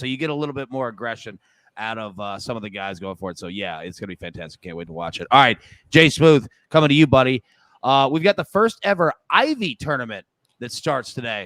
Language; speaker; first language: English; native; English